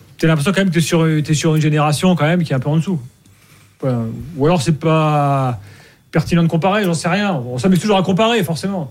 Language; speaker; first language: French; native; French